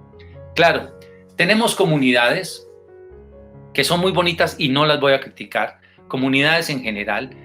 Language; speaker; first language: Spanish; native; Spanish